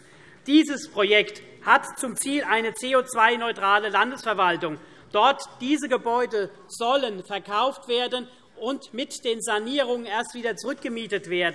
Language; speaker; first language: German; native; German